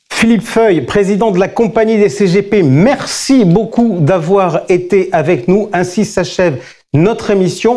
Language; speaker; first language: French; native; French